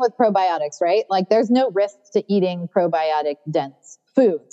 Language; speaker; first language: English; native; English